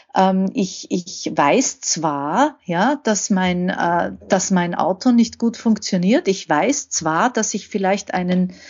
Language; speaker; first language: German; native; German